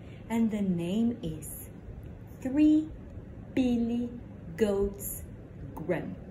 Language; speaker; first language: English; non-native, fluent; Portuguese